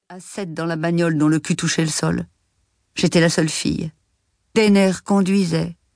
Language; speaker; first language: French; native; French